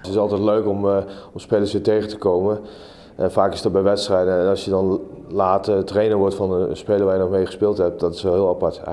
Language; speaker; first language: Dutch; native; Dutch